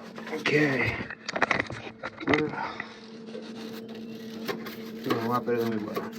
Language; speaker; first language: English; native; English